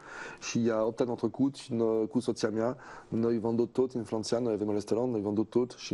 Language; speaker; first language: Romanian; non-native, learner; French